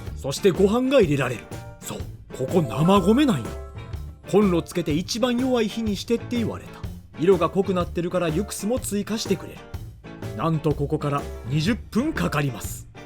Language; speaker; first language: Japanese; native; Japanese